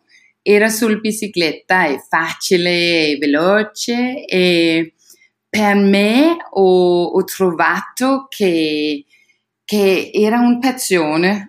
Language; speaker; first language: Italian; non-native, learner; Danish